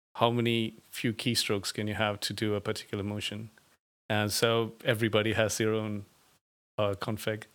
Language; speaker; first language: English; non-native, local second language; Tamil